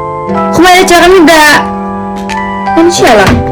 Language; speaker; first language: Persian; native; Persian